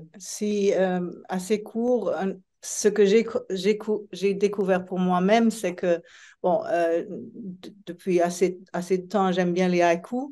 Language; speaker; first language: French; non-native, fluent; Italian